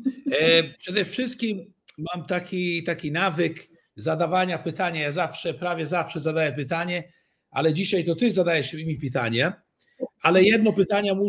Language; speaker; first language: Polish; early bilingual, heritage; Italian